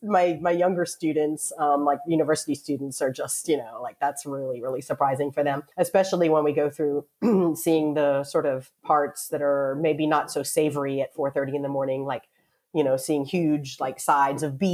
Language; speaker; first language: English; native; English